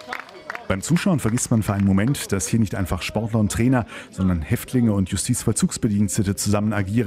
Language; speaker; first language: German; native; German